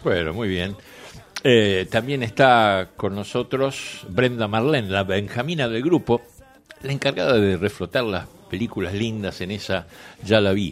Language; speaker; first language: Spanish; native; Spanish